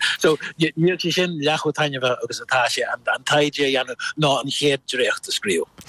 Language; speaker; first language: Irish; non-native, local second language; English